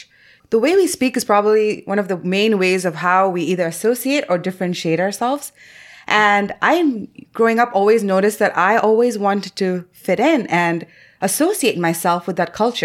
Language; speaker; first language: English; non-native, local second language; Tamil